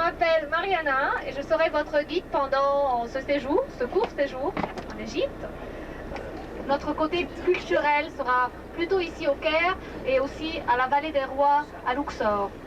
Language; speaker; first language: French; non-native, fluent; Arabic